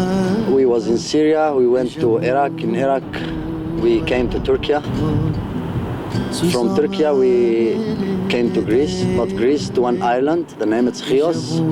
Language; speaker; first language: English; non-native, fluent; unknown